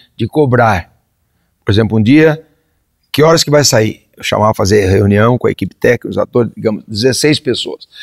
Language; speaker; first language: Portuguese; native; Portuguese